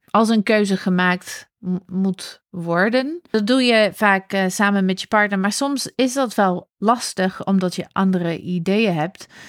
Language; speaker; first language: Dutch; non-native, fluent; English